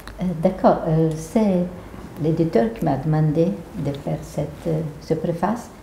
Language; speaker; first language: French; non-native, fluent; Italian